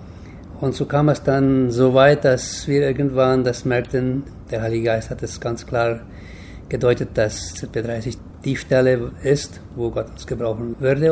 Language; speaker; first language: German; early bilingual, heritage; German